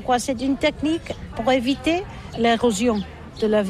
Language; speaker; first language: French; non-native, learner; Catalan